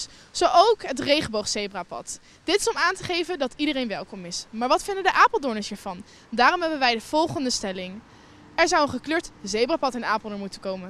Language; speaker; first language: Dutch; native; Dutch